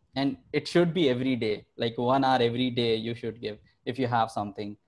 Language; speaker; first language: English; non-native, local second language; Hindi